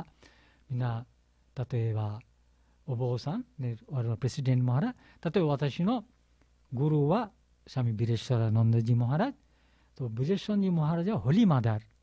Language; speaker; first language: Japanese; non-native, learner; Bangla